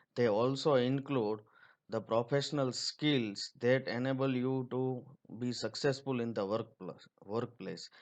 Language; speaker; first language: English; non-native, local second language; Gujarati